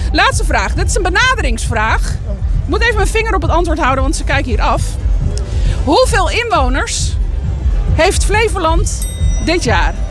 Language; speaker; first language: Dutch; native; Dutch